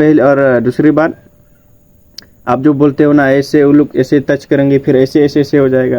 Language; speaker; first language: Hindi; non-native, local second language; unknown